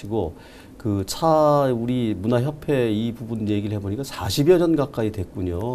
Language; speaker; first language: Korean; native; Korean